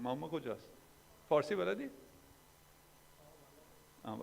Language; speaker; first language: Persian; non-native, fluent; Urdu